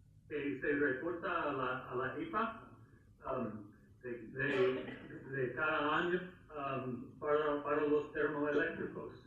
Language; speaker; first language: Spanish; non-native, fluent; English